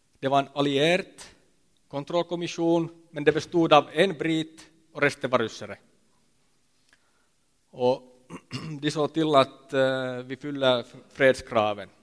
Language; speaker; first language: Swedish; non-native, local second language; Finnish